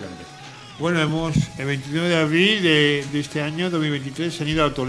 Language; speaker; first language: Spanish; native; Spanish